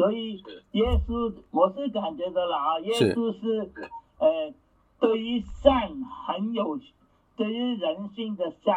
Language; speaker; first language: Chinese; native; Chinese